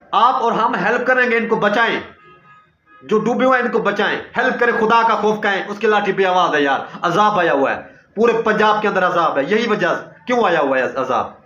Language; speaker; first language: Urdu; non-native, local second language; Saraiki